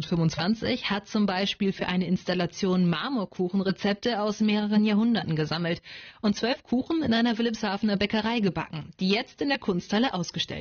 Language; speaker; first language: German; native; German